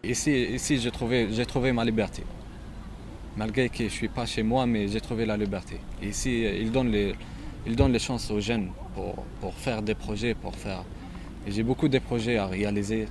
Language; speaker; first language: French; non-native, local second language; Arabic